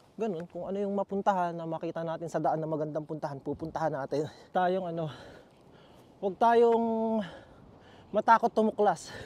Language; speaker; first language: Filipino; native; Filipino